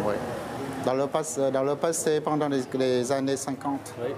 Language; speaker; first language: French; non-native, fluent; Vietnamese